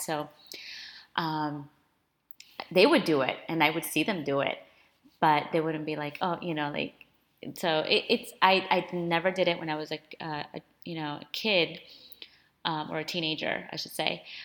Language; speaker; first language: English; early bilingual, other home language; Spanish